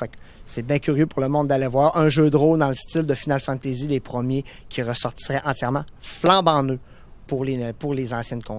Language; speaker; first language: French; native; French